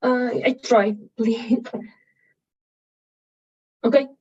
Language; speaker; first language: English; non-native, learner; Spanish